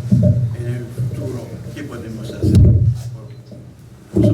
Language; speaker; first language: Spanish; non-native, learner; Romanian